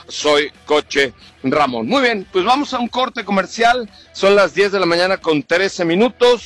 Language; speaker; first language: Spanish; native; Spanish